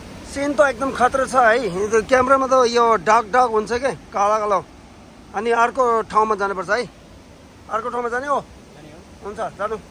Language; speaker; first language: Nepali; non-native, learner; Tibetan